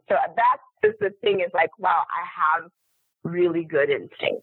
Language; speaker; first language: English; non-native, local second language; Yoruba